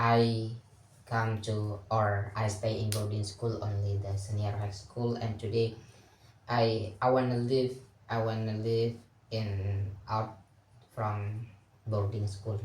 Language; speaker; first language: English; non-native, learner; Indonesian